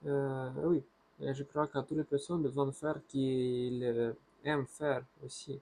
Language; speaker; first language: French; non-native, learner; Russian